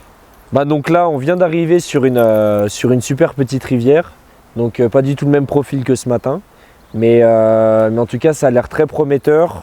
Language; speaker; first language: French; native; French